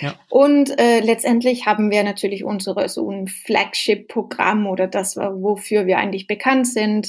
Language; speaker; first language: German; non-native, fluent; Danish